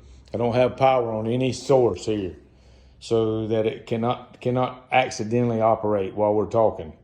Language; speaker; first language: English; native; English